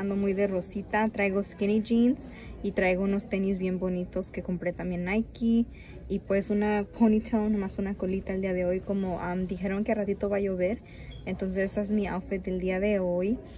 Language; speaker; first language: Spanish; early bilingual, heritage; Spanish